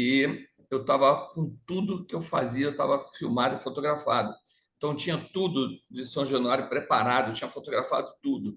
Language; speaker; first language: Portuguese; native; Portuguese